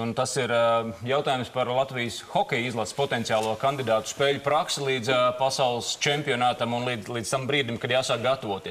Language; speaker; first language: Latvian; native; Latvian